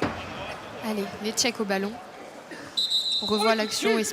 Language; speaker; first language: French; native; French